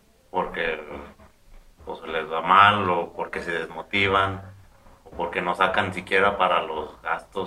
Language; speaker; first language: Spanish; native; Spanish